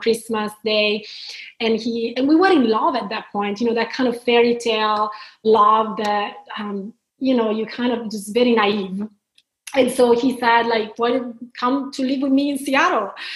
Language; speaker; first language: English; non-native, fluent; Italian